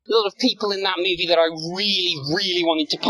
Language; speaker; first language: English; native; English